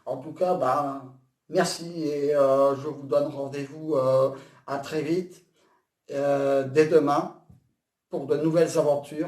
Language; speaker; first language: French; native; French